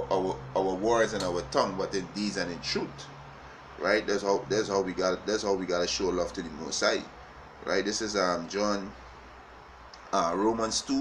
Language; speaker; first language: English; native; English